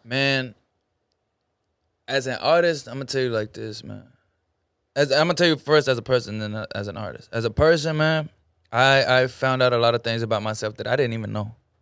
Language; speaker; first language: English; early bilingual, other home language; Spanish